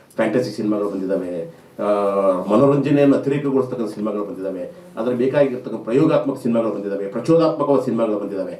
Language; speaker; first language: Kannada; native; Kannada